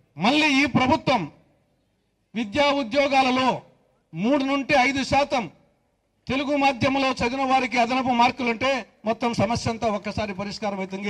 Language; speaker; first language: Telugu; native; Telugu